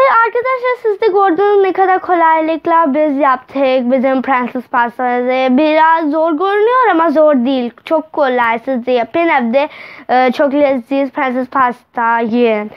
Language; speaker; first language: Turkish; non-native, learner; Urdu